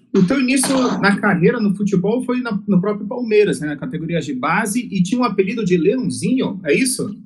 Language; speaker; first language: Portuguese; native; Portuguese